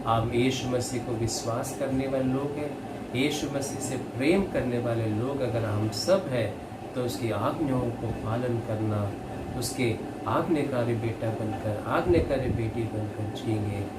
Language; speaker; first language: Hindi; non-native, local second language; Kannada